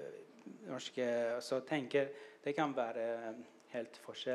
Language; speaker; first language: Norwegian; non-native, learner; Persian